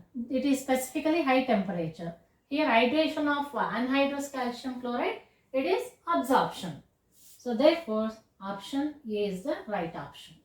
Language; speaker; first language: English; non-native, local second language; Kannada